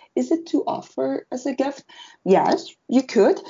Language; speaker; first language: English; non-native, fluent; Spanish